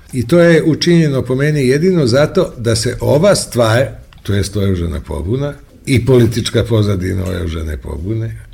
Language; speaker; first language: Serbian; native; Serbian